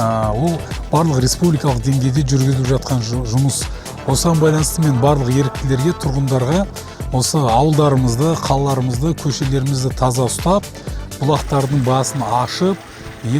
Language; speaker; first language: Kazakh; native; Kazakh